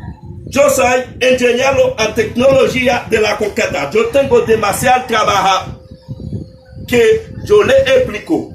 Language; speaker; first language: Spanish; non-native, learner; Haitian Creole